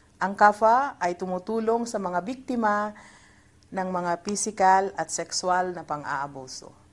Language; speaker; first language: Filipino; native; Filipino